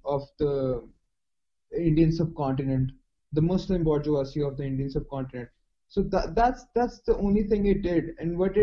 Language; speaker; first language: English; non-native, local second language; Urdu